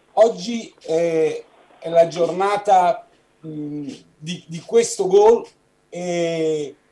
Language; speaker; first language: Italian; native; Italian